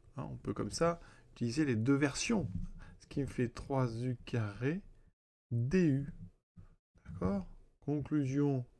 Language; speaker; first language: French; native; French